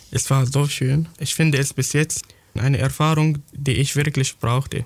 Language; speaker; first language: German; non-native, learner; Arabic